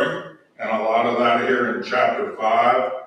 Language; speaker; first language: English; native; English